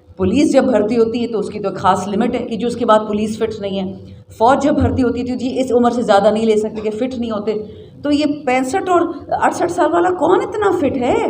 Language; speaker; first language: Urdu; non-native, local second language; Pashto